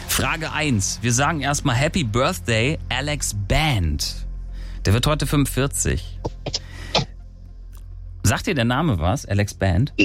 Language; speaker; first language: German; native; German